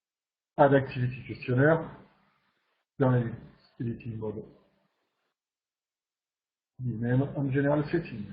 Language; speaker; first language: English; non-native, learner; French